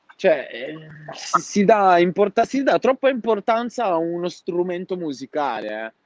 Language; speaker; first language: Italian; non-native, fluent; Arabic